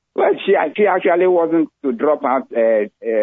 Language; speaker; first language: English; non-native, local second language; Igbo